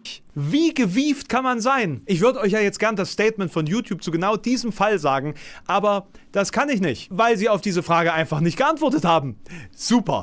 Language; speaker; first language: German; native; German